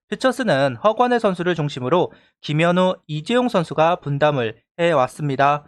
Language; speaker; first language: Korean; native; Korean